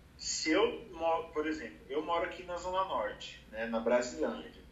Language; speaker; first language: Portuguese; native; Portuguese